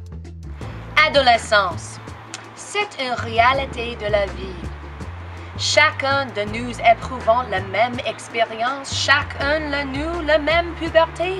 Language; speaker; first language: French; non-native, learner; English